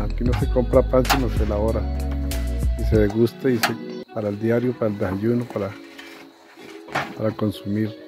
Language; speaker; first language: Spanish; native; Spanish